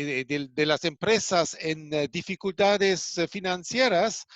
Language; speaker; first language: Spanish; non-native, fluent; German